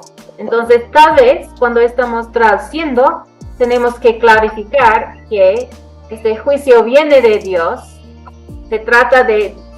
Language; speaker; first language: Spanish; non-native, fluent; English